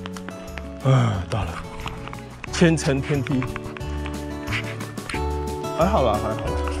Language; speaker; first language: Chinese; native; Chinese